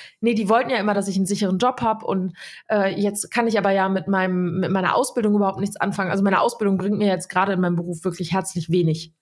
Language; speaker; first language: German; early bilingual, other home language; Serbian